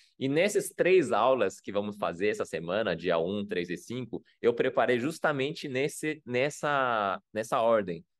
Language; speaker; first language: Portuguese; non-native, fluent; Chinese